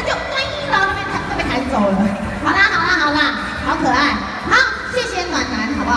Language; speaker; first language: Chinese; native; Chinese